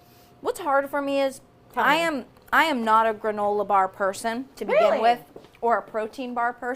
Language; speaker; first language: English; native; English